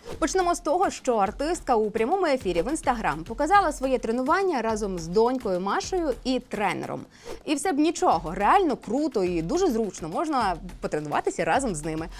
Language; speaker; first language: Ukrainian; native; Ukrainian